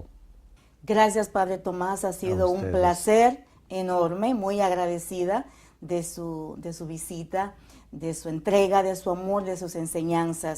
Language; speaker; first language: Spanish; native; Spanish